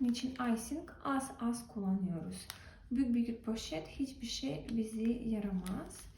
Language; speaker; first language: Turkish; non-native, learner; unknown